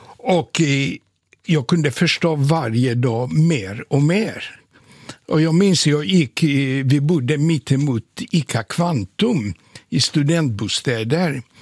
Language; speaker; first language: Swedish; non-native, fluent; Polish